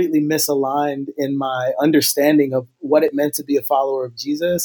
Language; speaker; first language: English; native; English